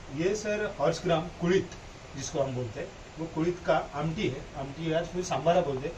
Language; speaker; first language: Hindi; non-native, local second language; Marathi